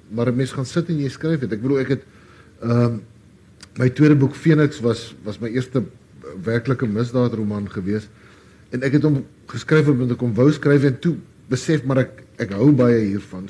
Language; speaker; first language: Afrikaans; native; Afrikaans